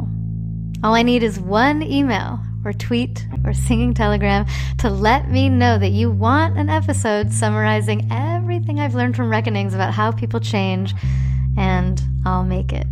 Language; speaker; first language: English; early bilingual, other home language; Spanish